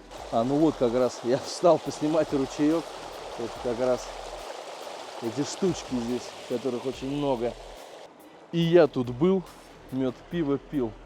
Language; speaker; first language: Russian; native; Russian